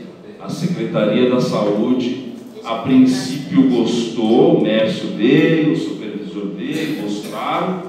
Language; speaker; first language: Portuguese; native; Portuguese